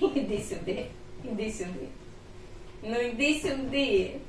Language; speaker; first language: Ukrainian; native; Ukrainian